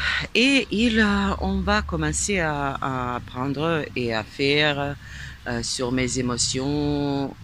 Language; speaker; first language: French; non-native, fluent; Serbian